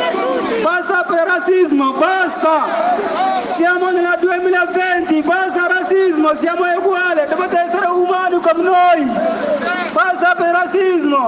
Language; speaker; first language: Italian; non-native, learner; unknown